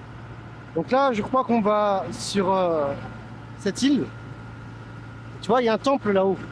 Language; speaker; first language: French; native; French